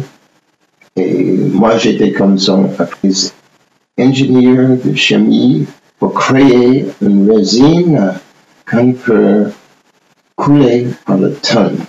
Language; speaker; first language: French; non-native, fluent; English